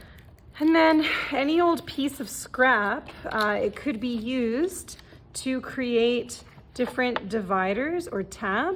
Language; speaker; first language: English; native; English